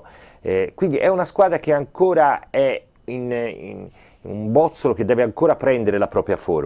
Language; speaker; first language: Italian; native; Italian